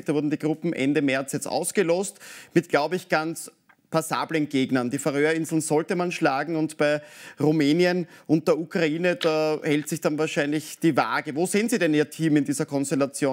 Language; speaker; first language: German; native; German